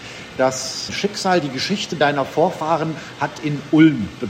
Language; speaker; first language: German; native; German